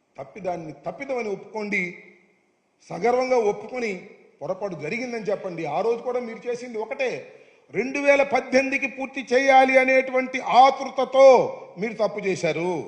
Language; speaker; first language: Telugu; native; Telugu